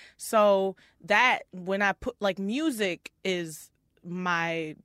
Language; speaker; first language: English; native; English